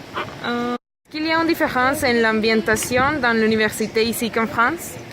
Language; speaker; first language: French; non-native, learner; Spanish